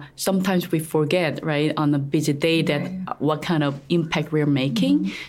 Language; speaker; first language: English; non-native, fluent; Korean